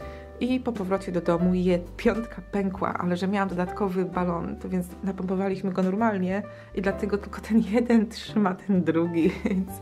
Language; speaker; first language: Polish; native; Polish